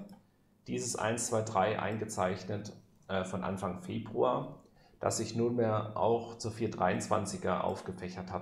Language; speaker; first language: German; native; German